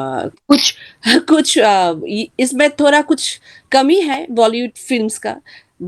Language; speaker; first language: Hindi; non-native, learner; Bangla